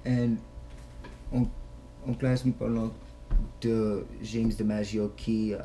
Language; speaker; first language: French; non-native, learner; English